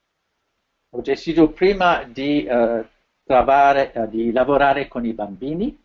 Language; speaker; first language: Italian; non-native, fluent; French